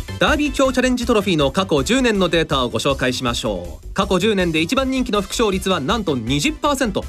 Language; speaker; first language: Japanese; native; Japanese